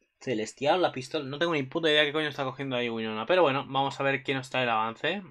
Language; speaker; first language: Spanish; native; Spanish